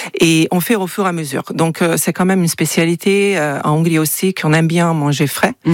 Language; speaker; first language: French; non-native, fluent; Hungarian